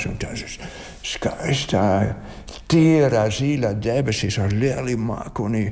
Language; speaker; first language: Latvian; non-native, learner; Dutch